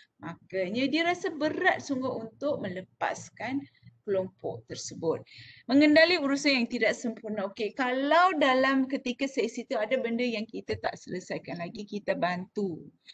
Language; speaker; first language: Malay; non-native, local second language; Tamil